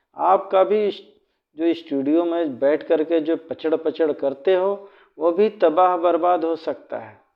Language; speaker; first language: Hindi; native; Hindi